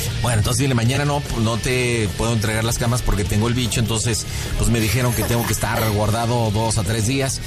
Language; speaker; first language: Spanish; native; Spanish